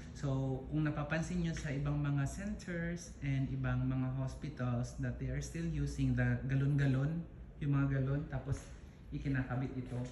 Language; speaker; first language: Filipino; non-native, local second language; Cebuano